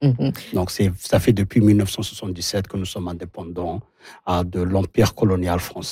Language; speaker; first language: French; non-native, local second language; Somali